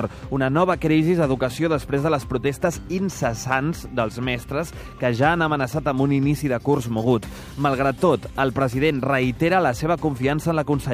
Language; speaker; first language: Catalan; native; Catalan